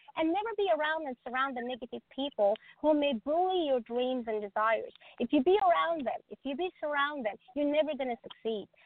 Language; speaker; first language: English; non-native, fluent; Persian